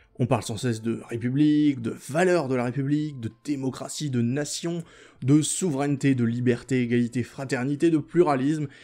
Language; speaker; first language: French; native; French